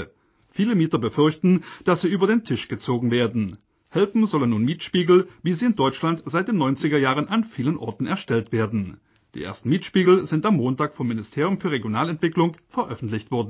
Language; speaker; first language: German; native; German